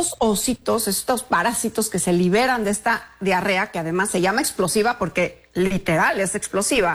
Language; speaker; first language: Spanish; native; Spanish